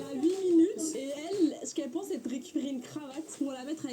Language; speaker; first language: French; native; French